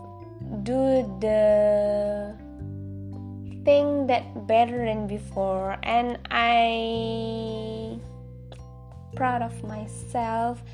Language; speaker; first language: English; non-native, learner; Indonesian